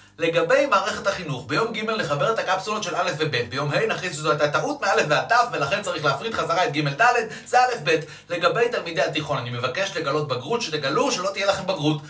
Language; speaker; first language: Hebrew; native; Hebrew